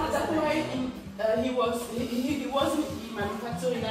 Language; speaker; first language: English; non-native, learner; French